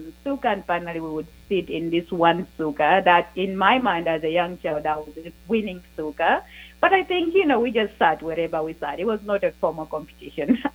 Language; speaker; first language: English; non-native, local second language; Ganda